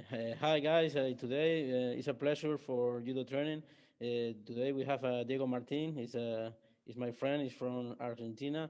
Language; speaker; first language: English; non-native, learner; Spanish